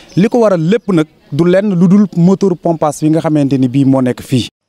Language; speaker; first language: Wolof; native; Wolof